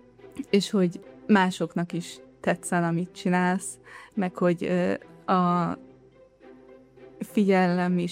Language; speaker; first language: Hungarian; early bilingual, heritage; Hungarian